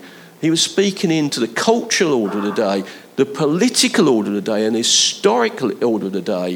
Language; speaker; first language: English; native; English